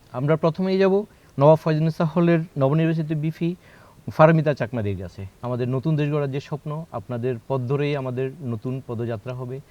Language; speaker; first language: Bangla; native; Bangla